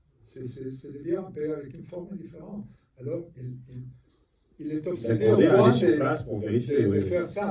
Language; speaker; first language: French; non-native, fluent; Spanish